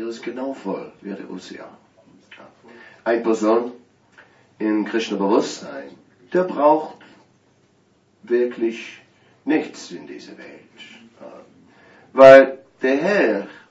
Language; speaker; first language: German; non-native, fluent; Dutch